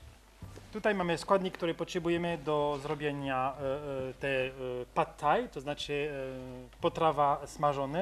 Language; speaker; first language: Polish; non-native, learner; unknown